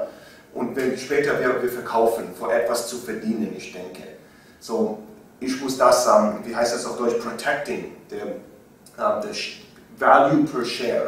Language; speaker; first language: German; non-native, learner; English